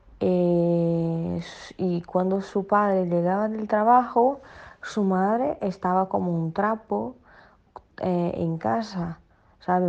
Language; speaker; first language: Spanish; non-native, fluent; Portuguese